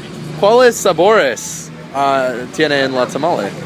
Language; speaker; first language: Spanish; non-native, learner; English